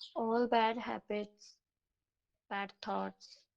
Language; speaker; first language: English; non-native, local second language; Marathi